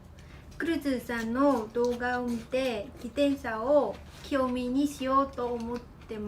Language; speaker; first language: Japanese; non-native, fluent; Vietnamese